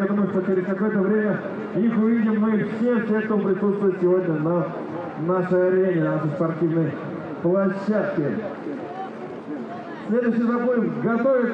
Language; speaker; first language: Russian; native; Russian